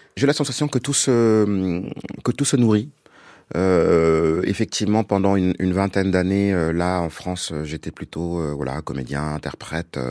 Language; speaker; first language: French; non-native, local second language; Wolof